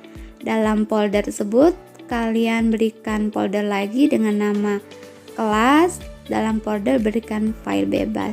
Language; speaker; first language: Indonesian; native; Indonesian